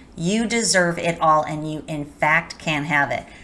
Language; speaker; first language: English; native; English